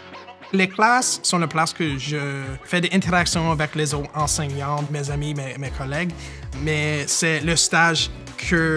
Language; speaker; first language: French; non-native, fluent; English